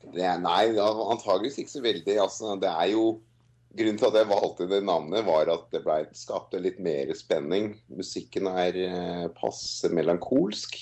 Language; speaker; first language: Norwegian; non-native, fluent; English